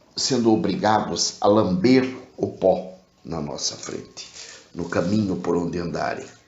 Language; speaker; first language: Portuguese; native; Portuguese